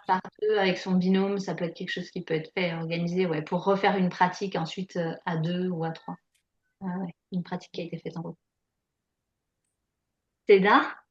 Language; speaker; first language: French; native; French